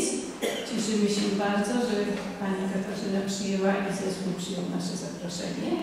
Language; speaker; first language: Polish; native; Polish